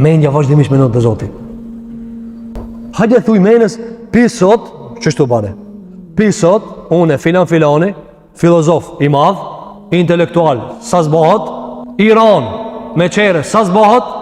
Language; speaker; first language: Albanian; native; Albanian